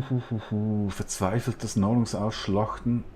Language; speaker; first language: German; native; German